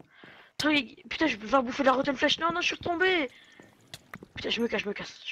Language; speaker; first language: French; native; French